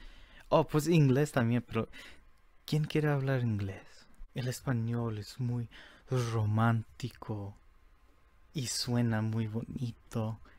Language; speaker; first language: Spanish; early bilingual, heritage; Spanish